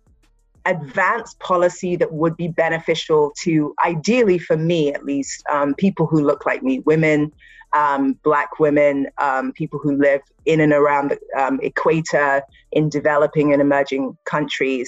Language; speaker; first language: English; native; English